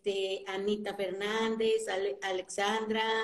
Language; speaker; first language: Spanish; native; Spanish